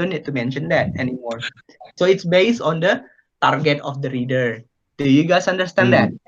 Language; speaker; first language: English; non-native, fluent; Indonesian